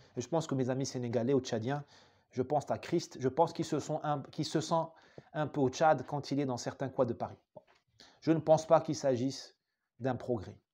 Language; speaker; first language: French; non-native, local second language; Arabic